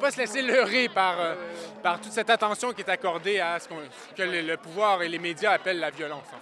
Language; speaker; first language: French; native; French